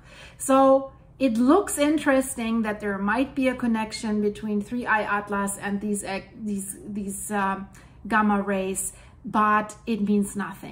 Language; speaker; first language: English; non-native, fluent; German